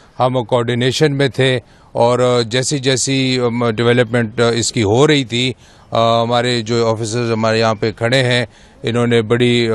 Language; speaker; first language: Urdu; non-native, local second language; Pashto